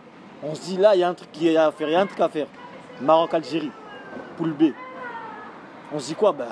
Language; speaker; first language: French; native; French